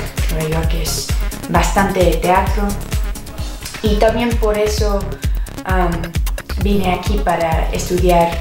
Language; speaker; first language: Spanish; non-native, fluent; English